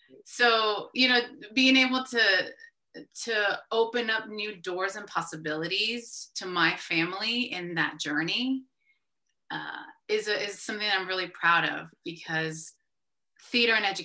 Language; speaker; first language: English; early bilingual, other home language; Spanish